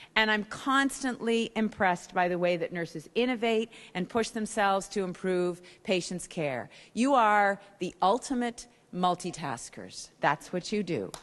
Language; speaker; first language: English; native; English